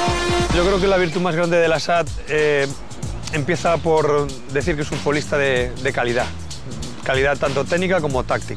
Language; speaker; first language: Spanish; native; Spanish